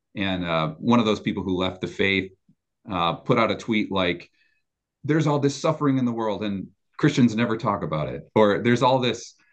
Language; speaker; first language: English; native; English